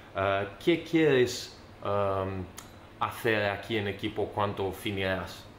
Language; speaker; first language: Spanish; non-native, learner; Greek